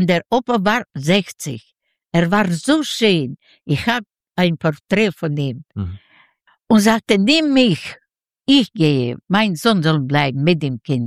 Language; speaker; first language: German; non-native, fluent; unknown